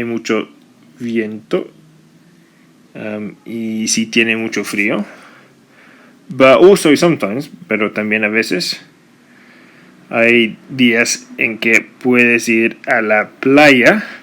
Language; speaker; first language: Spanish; non-native, fluent; English